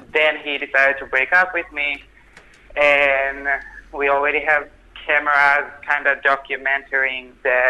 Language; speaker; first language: English; non-native, fluent; Hebrew